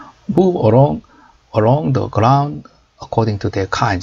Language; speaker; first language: English; non-native, fluent; Korean